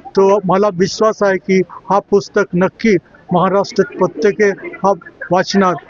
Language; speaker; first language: Marathi; non-native, local second language; Bangla